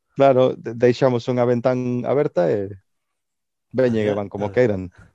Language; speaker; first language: Galician; native; Galician